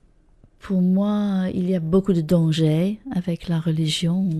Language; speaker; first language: French; non-native, fluent; English